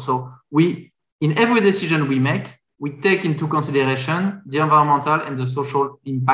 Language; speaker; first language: English; non-native, fluent; French